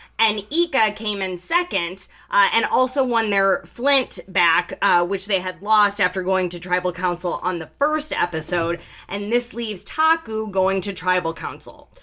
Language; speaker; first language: English; native; English